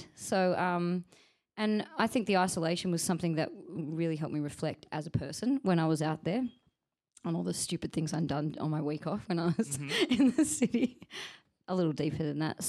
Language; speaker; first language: English; native; English